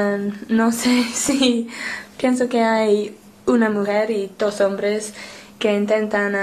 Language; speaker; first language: Spanish; non-native, learner; English